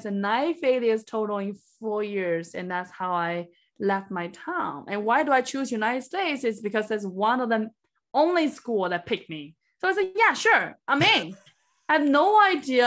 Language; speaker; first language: English; non-native, fluent; Chinese